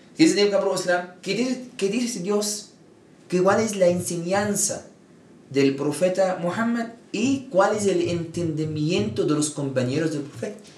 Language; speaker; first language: Spanish; non-native, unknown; Arabic